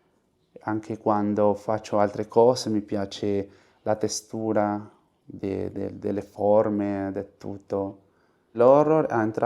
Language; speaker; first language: Italian; non-native, fluent; Spanish